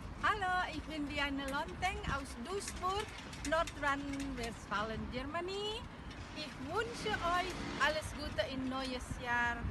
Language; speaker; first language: German; non-native, learner; Indonesian